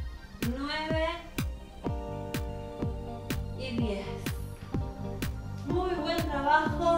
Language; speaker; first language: Spanish; native; Spanish